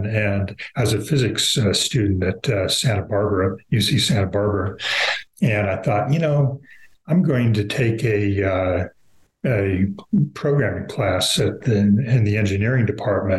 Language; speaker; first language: English; native; English